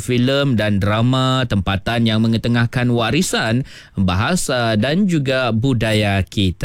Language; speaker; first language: Malay; native; Malay